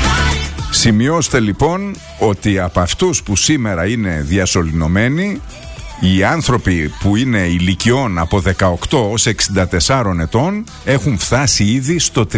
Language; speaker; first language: Greek; native; Greek